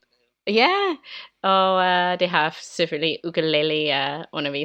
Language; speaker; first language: Danish; non-native, learner; English